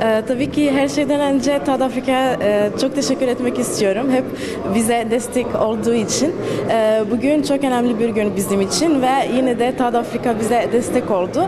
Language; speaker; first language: Turkish; non-native, fluent; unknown